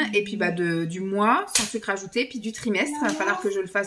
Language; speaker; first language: French; native; French